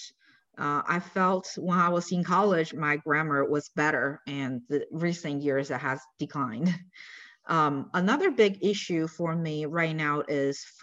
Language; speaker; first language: English; non-native, fluent; Chinese